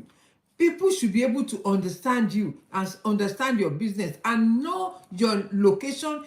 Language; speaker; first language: English; non-native, local second language; Yoruba